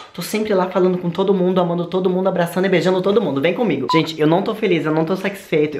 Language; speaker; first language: Portuguese; native; Portuguese